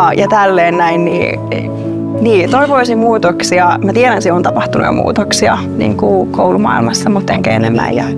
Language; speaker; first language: Finnish; early bilingual, other home language; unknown